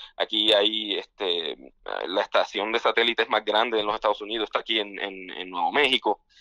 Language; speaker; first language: Spanish; native; Spanish